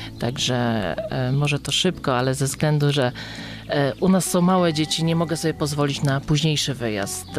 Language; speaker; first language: Polish; native; Polish